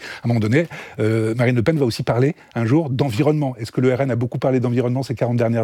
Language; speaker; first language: French; native; French